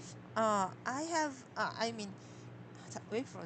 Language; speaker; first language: English; non-native, learner; Korean